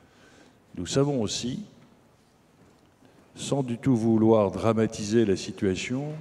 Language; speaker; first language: French; native; French